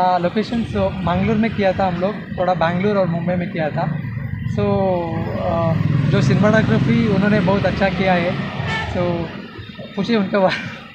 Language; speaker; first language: Hindi; non-native, local second language; Kannada